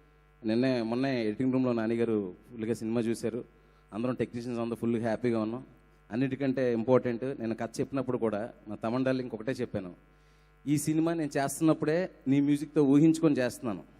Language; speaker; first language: Telugu; native; Telugu